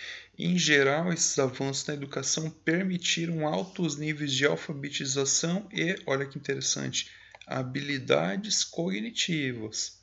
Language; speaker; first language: Portuguese; native; Portuguese